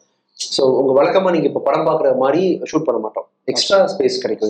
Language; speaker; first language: Tamil; native; Tamil